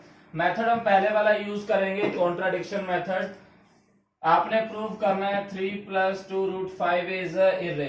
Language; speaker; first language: Hindi; native; Hindi